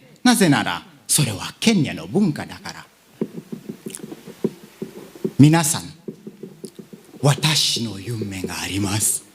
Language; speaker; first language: Japanese; non-native, learner; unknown